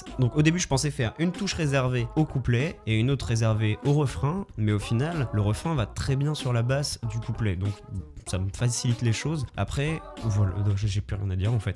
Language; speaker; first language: French; native; French